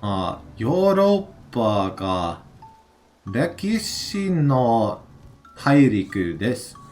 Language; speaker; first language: Japanese; non-native, learner; English